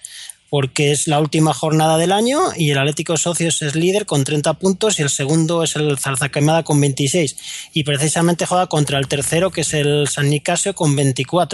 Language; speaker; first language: Spanish; native; Spanish